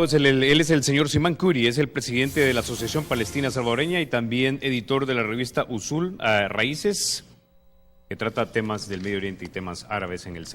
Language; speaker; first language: Spanish; native; Spanish